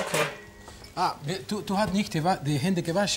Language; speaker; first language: German; non-native, fluent; Spanish